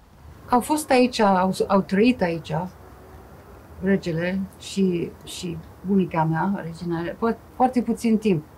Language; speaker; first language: Romanian; non-native, fluent; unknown